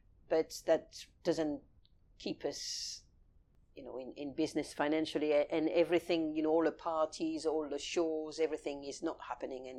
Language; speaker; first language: English; early bilingual, other home language; French